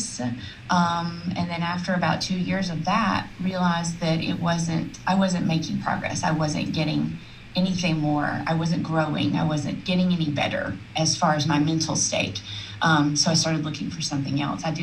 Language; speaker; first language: English; native; English